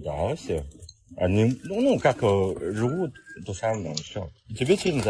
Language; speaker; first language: Russian; non-native, learner; Chinese